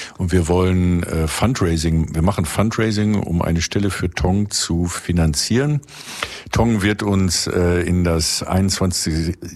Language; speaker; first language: German; native; German